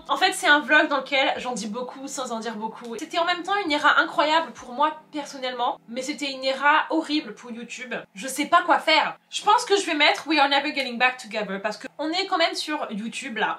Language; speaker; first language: French; native; French